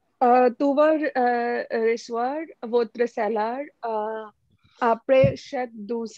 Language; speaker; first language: French; non-native, learner; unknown